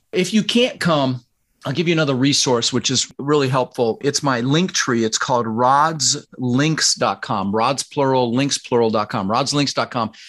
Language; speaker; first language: English; early bilingual, other home language; Dutch